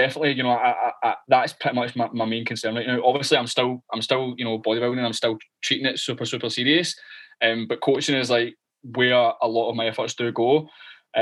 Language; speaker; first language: English; native; English